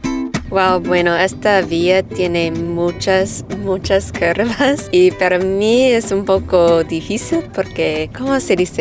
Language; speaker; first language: Spanish; non-native, learner; English